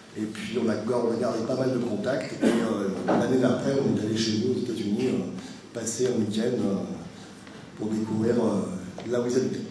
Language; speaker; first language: French; native; French